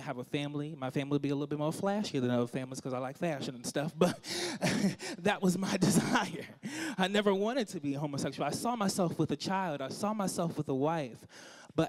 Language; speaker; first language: English; native; English